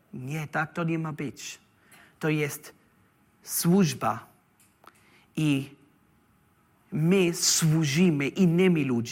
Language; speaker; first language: Polish; non-native, learner; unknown